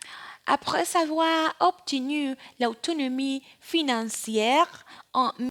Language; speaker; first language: French; non-native, learner; Spanish